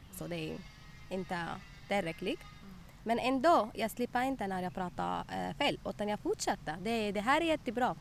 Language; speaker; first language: Swedish; non-native, learner; Arabic